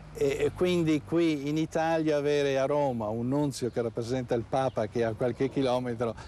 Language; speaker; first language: Italian; native; Italian